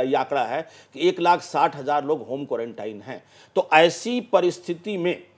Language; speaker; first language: Hindi; native; Hindi